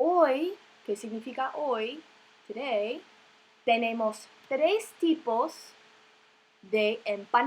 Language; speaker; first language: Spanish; non-native, fluent; English